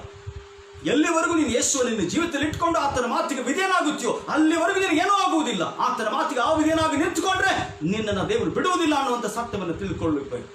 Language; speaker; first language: Kannada; native; Kannada